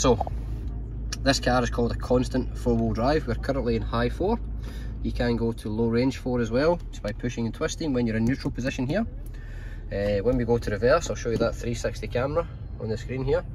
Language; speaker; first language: English; native; English